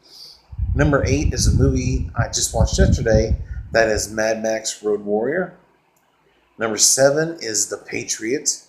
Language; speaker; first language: English; native; English